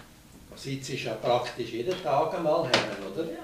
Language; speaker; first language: German; native; German